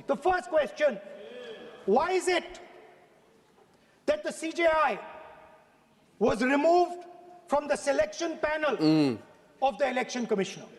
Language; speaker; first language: English; non-native, local second language; Hindi